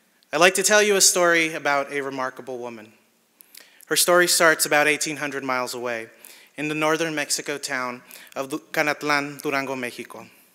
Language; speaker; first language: English; early bilingual, other home language; Spanish